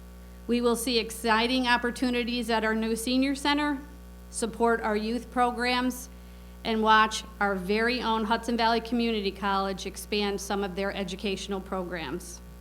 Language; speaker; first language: English; native; English